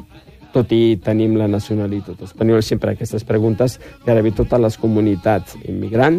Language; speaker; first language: Catalan; non-native, fluent; Riffian